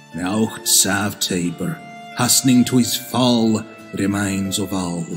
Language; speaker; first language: English; native; English